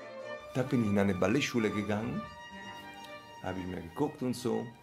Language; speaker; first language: German; non-native, fluent; Italian